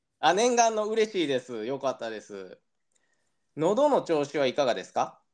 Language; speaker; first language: Japanese; native; Japanese